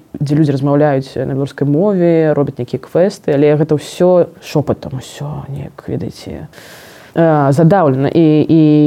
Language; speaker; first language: Belarusian; non-native, local second language; Russian